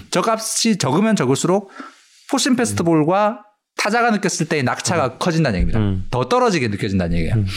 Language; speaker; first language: Korean; native; Korean